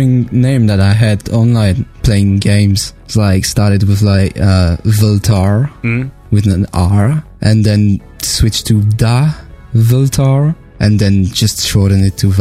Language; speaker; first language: English; non-native, fluent; French